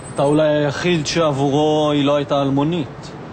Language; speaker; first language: Hebrew; native; Hebrew